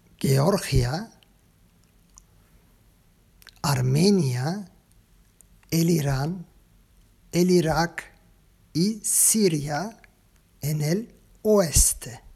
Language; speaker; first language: Spanish; non-native, learner; Turkish